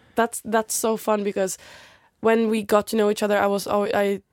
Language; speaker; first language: English; non-native, fluent; Swedish